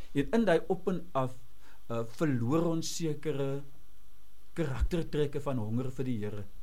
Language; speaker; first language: Afrikaans; native; Afrikaans